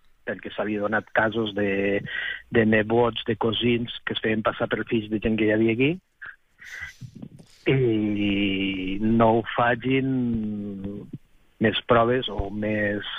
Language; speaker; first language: Catalan; native; Catalan